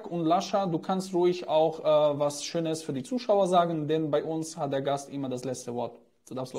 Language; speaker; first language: German; native; German